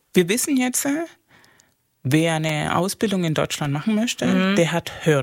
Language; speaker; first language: German; non-native, fluent; Spanish